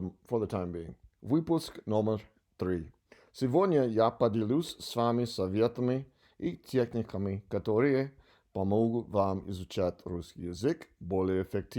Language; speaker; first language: Russian; non-native, learner; English